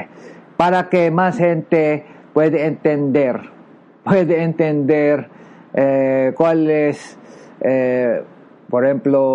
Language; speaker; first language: Spanish; non-native, learner; Filipino